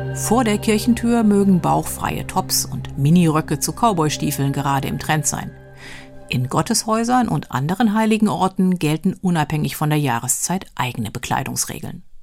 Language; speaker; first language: German; native; German